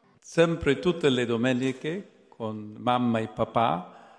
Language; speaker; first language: Italian; non-native, fluent; English